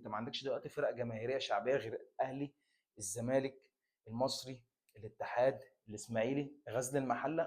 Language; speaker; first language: Arabic; native; Arabic